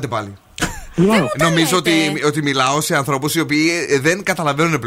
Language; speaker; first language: Greek; native; Greek